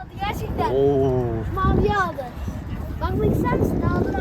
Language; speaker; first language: Turkish; early bilingual, heritage; Turkish